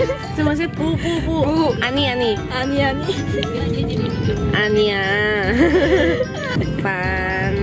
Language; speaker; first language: Korean; non-native, learner; Indonesian